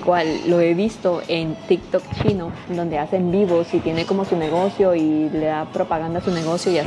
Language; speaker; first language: Spanish; native; Spanish